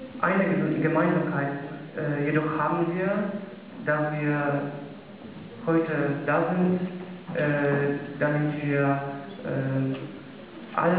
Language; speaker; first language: German; non-native, learner; Polish